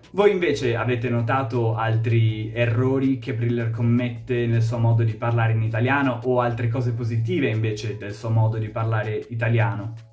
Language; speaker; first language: Italian; native; Italian